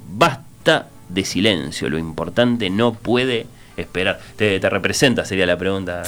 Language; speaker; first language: Spanish; native; Spanish